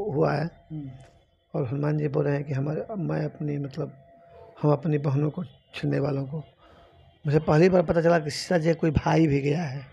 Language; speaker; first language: Hindi; native; Hindi